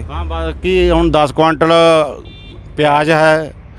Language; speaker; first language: Hindi; native; Hindi